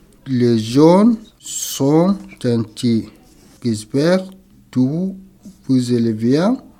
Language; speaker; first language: French; non-native, learner; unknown